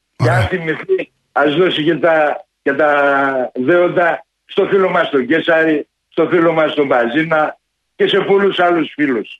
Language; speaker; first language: Greek; native; Greek